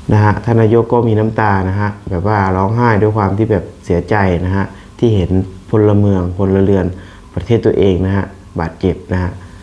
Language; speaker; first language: Thai; native; Thai